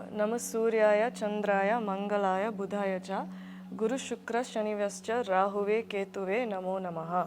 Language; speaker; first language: Kannada; early bilingual, heritage; Kannada